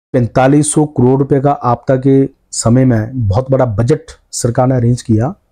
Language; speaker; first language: Hindi; native; Hindi